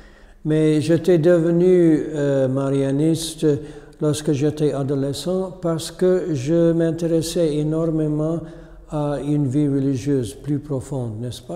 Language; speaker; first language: French; non-native, fluent; English